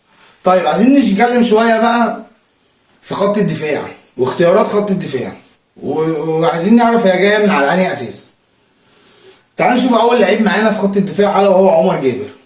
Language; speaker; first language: Arabic; native; Arabic